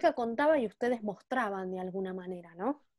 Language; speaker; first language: Spanish; native; Spanish